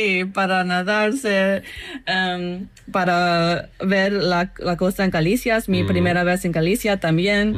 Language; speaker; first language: Spanish; non-native, learner; English